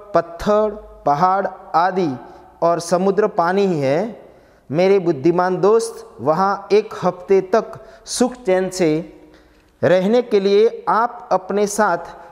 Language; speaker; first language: Hindi; non-native, local second language; Gujarati